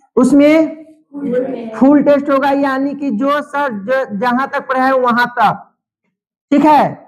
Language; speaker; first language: Hindi; native; Hindi